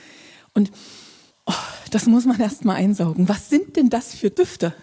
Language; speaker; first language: German; native; German